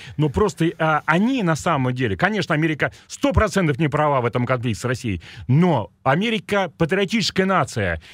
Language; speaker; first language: Russian; native; Russian